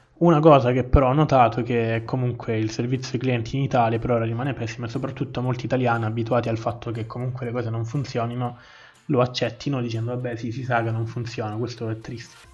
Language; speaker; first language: Italian; native; Italian